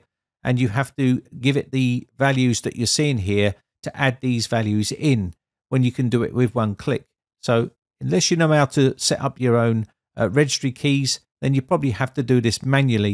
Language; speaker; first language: English; native; English